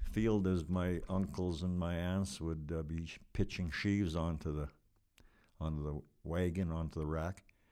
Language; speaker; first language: English; non-native, fluent; Ukrainian